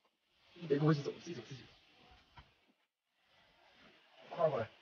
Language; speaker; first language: Chinese; native; Chinese